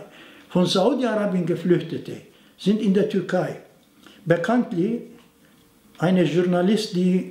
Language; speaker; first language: German; non-native, fluent; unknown